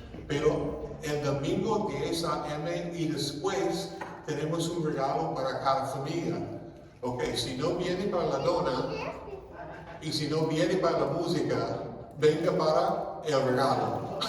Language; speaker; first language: Spanish; non-native, fluent; English